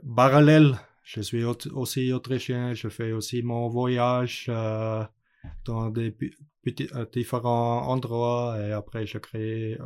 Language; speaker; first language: French; non-native, learner; German